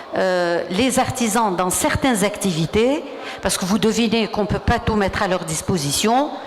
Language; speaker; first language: French; non-native, local second language; Arabic